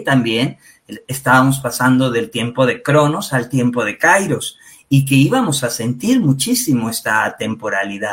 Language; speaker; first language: Spanish; native; Spanish